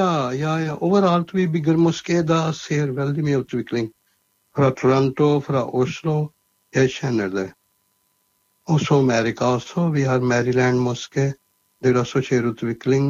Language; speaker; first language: Norwegian; non-native, learner; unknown